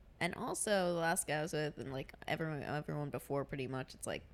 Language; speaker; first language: English; native; English